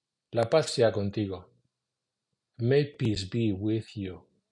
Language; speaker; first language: English; non-native, fluent; Spanish